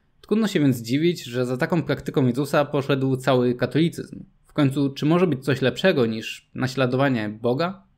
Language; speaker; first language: Polish; native; Polish